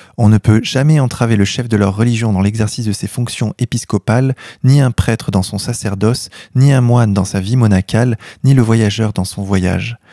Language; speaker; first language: French; native; French